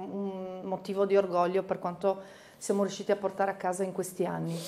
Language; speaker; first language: Italian; native; Italian